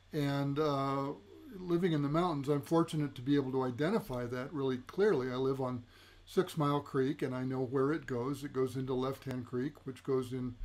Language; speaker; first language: English; native; English